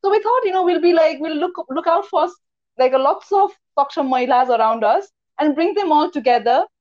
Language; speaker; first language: English; non-native, local second language; Nepali